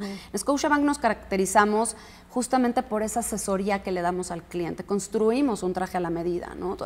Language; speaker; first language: Spanish; native; Spanish